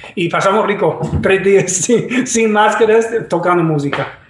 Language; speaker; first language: Spanish; non-native, fluent; English